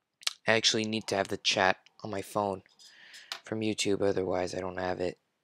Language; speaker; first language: English; non-native, fluent; French